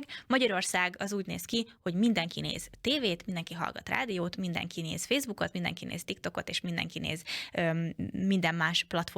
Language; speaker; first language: Hungarian; native; Hungarian